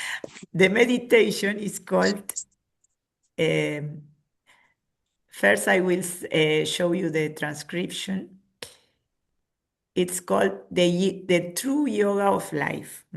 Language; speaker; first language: English; non-native, fluent; Spanish